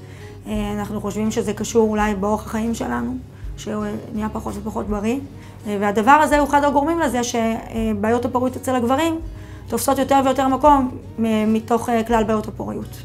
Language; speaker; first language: Hebrew; native; Hebrew